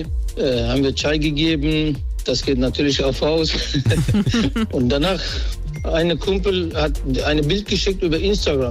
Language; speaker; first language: German; non-native, learner; Turkish